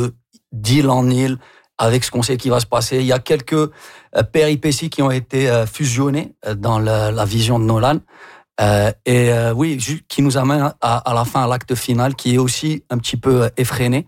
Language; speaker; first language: French; native; French